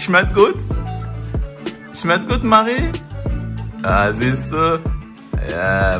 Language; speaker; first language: German; non-native, learner; Lingala